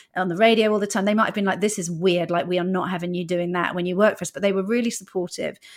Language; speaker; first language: English; native; English